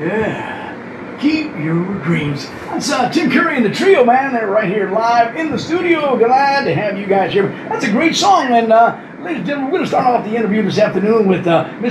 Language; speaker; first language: English; early bilingual, other home language; Spanish